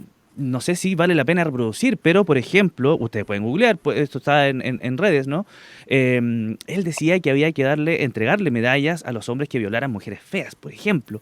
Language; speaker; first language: Spanish; native; Spanish